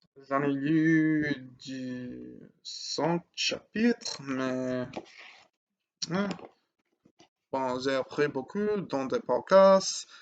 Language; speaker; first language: French; non-native, learner; English